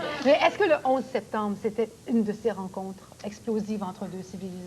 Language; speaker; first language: French; native; French